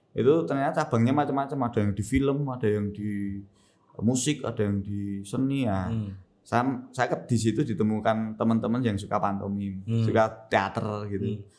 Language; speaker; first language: Indonesian; native; Indonesian